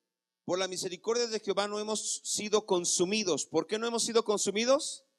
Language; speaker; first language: Spanish; native; Spanish